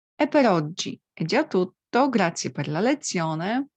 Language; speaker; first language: Italian; non-native, fluent; Polish